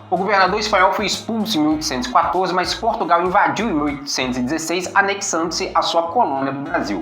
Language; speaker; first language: Portuguese; native; Portuguese